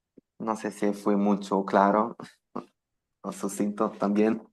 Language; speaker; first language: Spanish; non-native, fluent; Portuguese